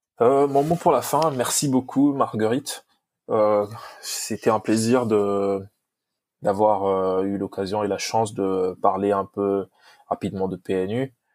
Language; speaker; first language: French; non-native, local second language; Lingala